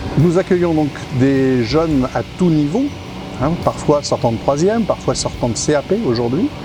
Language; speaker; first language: French; native; French